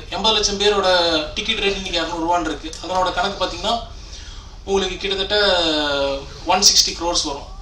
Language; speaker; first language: Tamil; native; Tamil